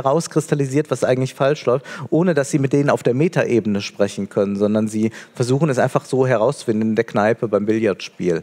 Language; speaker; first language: German; native; German